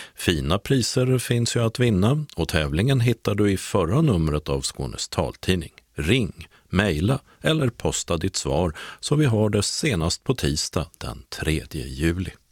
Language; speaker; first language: Swedish; native; Swedish